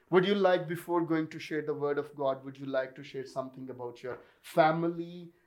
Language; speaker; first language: English; non-native, local second language; Urdu